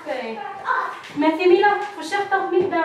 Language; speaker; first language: Dutch; non-native, learner; Waray